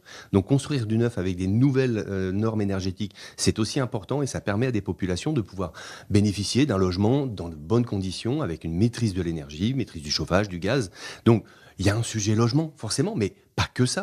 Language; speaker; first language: French; native; French